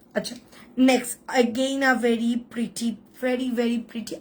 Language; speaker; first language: Hindi; non-native, local second language; Bangla